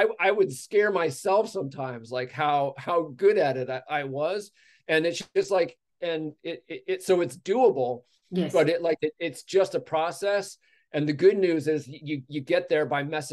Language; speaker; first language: English; native; English